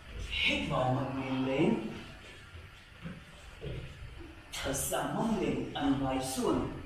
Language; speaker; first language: Vietnamese; non-native, learner; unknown